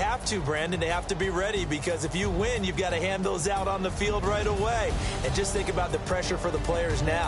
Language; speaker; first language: English; native; English